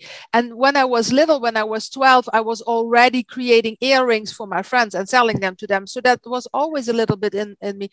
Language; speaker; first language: English; non-native, fluent; Dutch